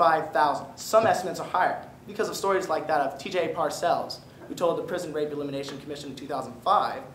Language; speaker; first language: English; native; English